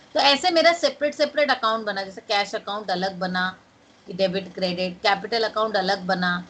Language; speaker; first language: Hindi; non-native, local second language; Bangla